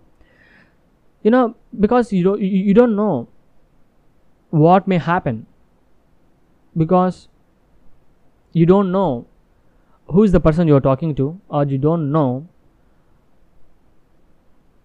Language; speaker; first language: English; non-native, local second language; Telugu